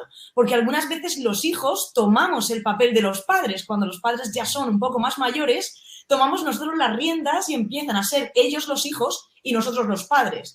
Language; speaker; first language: Spanish; native; Spanish